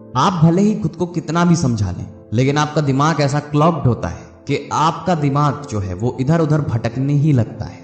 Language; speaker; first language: Hindi; native; Hindi